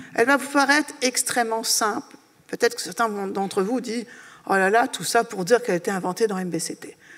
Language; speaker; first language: French; native; French